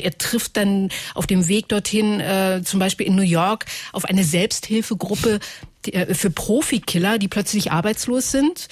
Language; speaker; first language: German; native; German